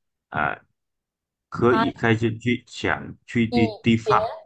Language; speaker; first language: Chinese; non-native, learner; Vietnamese